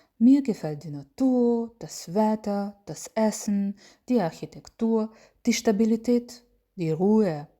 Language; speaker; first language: German; non-native, fluent; Ukrainian